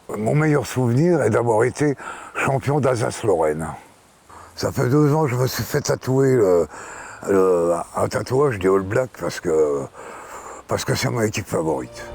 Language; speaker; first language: French; native; French